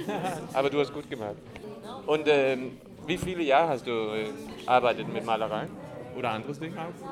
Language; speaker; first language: German; non-native, learner; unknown